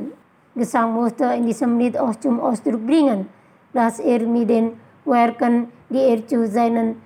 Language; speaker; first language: German; non-native, fluent; Indonesian